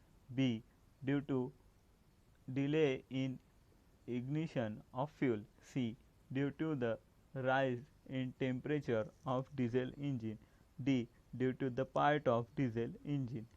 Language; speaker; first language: English; non-native, local second language; Marathi